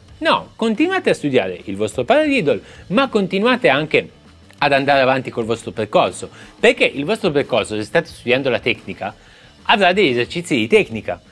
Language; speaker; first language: Italian; native; Italian